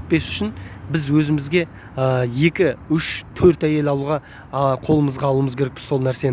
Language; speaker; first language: Kazakh; native; Kazakh